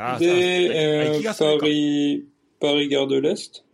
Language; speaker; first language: Japanese; non-native, fluent; French